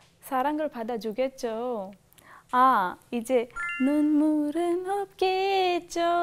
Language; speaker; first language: Korean; non-native, fluent; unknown